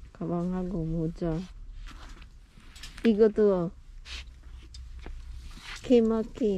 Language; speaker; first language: Korean; non-native, learner; Filipino